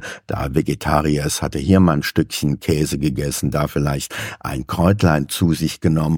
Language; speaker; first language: German; native; German